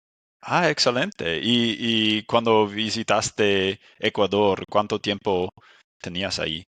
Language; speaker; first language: Spanish; non-native, fluent; English